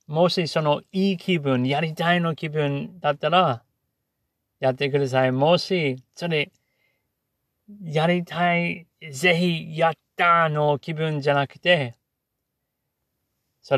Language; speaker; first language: Japanese; non-native, learner; English